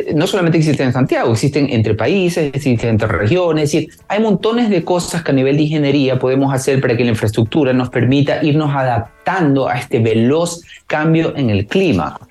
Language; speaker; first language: Spanish; native; Spanish